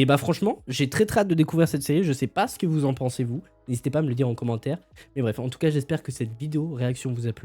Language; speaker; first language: French; native; French